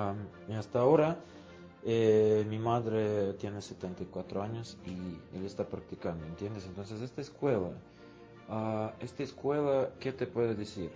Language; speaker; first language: Spanish; non-native, fluent; Russian